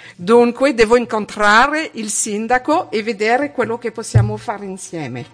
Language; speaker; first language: Italian; non-native, learner; French